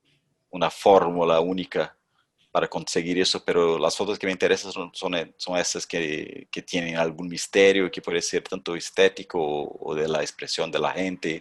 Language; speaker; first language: Spanish; non-native, fluent; Portuguese